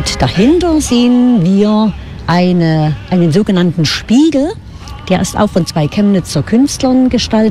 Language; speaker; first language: German; native; German